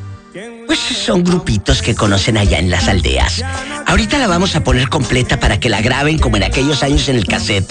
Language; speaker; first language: Spanish; native; Spanish